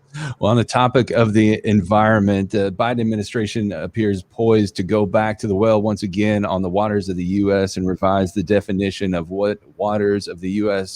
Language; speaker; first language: English; native; English